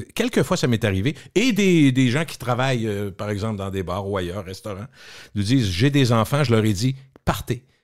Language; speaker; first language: French; native; French